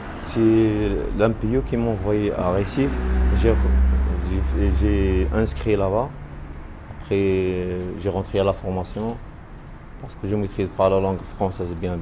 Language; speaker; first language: French; non-native, learner; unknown